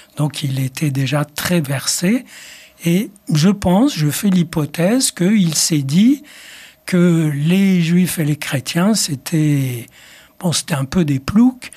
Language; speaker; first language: French; non-native, local second language; Arabic